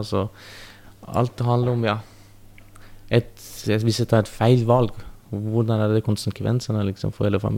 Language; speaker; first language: Norwegian; early bilingual, other home language; Persian